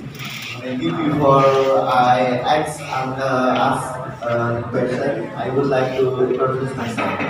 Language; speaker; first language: English; non-native, learner; Indonesian